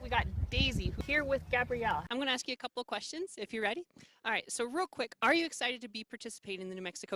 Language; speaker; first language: English; native; English